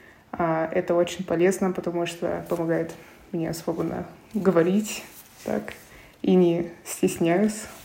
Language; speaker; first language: Russian; non-native, fluent; English